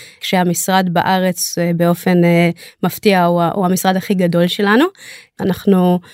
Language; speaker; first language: Hebrew; native; Hebrew